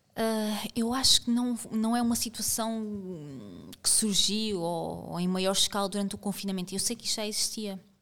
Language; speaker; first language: Portuguese; native; Portuguese